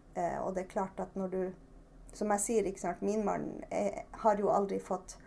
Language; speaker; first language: Norwegian; native; Norwegian